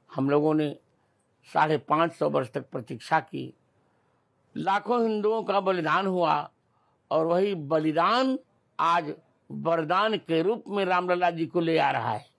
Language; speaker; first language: Hindi; native; Hindi